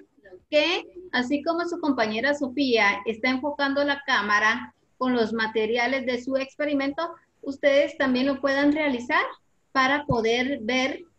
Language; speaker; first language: Spanish; native; Spanish